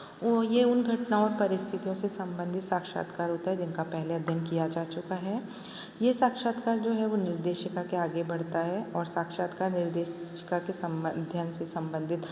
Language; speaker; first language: Hindi; native; Hindi